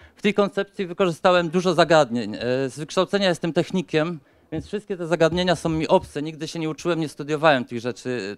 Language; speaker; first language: Polish; native; Polish